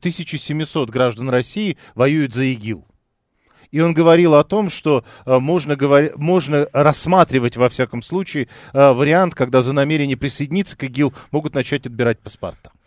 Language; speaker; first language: Russian; native; Russian